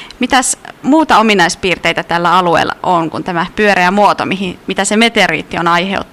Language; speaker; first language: Finnish; native; Finnish